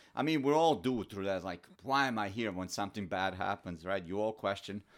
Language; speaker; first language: English; non-native, fluent; Bosnian